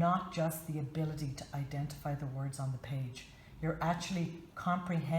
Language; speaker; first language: English; native; English